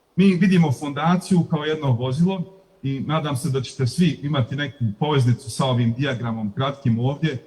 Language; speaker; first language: Bosnian; native; Bosnian